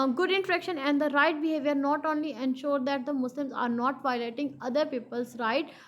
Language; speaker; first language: English; non-native, local second language; Urdu